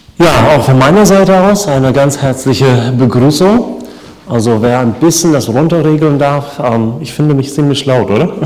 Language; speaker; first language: German; non-native, fluent; English